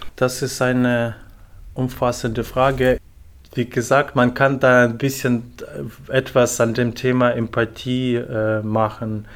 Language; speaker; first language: German; non-native, fluent; Ukrainian